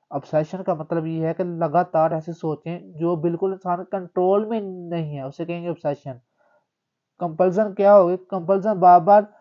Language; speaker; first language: Urdu; native; Urdu